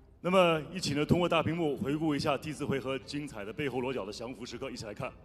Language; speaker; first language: Chinese; native; Chinese